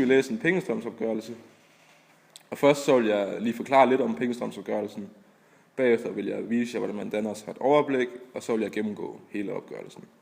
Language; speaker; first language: Danish; native; Danish